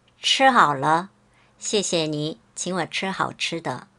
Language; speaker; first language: Chinese; non-native, fluent; Korean